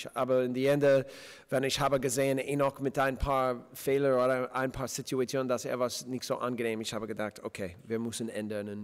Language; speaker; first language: German; non-native, fluent; English